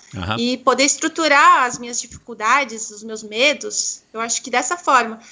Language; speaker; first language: Portuguese; native; Portuguese